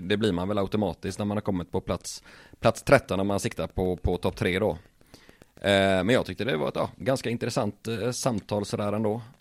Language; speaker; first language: Swedish; native; Swedish